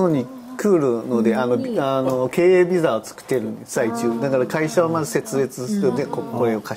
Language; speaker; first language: Japanese; non-native, fluent; Chinese